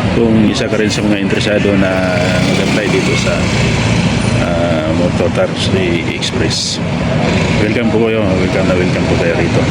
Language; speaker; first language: Filipino; native; Filipino